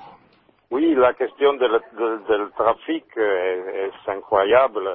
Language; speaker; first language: French; non-native, learner; Italian